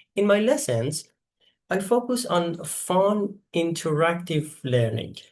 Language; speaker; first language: English; non-native, fluent; Persian